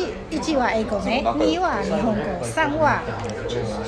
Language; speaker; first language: Japanese; non-native, fluent; Chinese